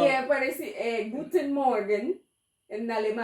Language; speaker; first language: Spanish; non-native, fluent; English